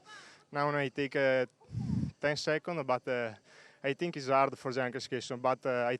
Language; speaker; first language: English; non-native, learner; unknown